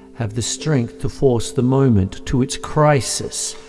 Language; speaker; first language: English; native; English